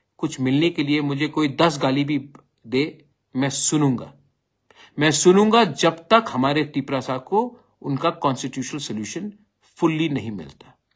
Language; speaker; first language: Hindi; non-native, local second language; Bangla